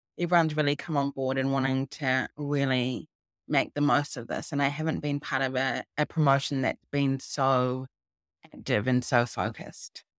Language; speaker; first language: English; native; English